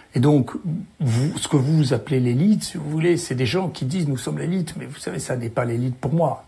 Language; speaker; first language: French; native; French